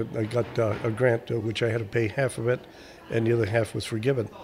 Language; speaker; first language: English; early bilingual, other home language; Spanish